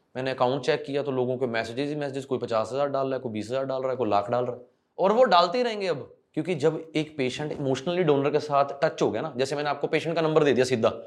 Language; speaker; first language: Hindi; non-native, local second language; Punjabi